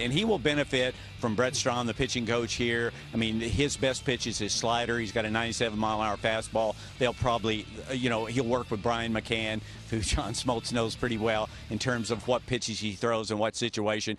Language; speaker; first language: English; native; English